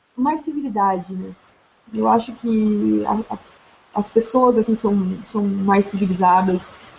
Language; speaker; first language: Portuguese; native; Portuguese